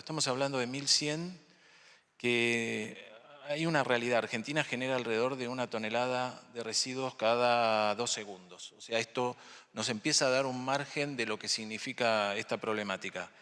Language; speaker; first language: Spanish; native; Spanish